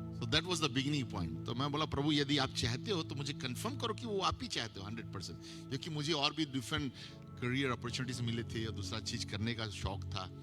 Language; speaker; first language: Hindi; native; Hindi